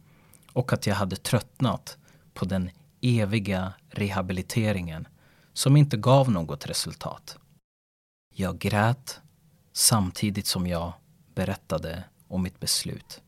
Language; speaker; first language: Swedish; early bilingual, other home language; Lingala